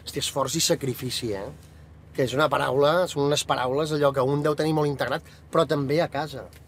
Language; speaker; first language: Catalan; native; Catalan